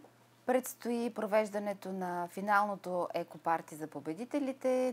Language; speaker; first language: Bulgarian; native; Bulgarian